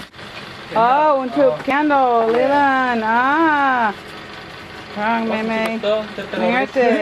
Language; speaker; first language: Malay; non-native, learner; English